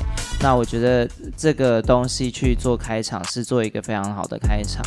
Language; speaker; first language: Chinese; native; Chinese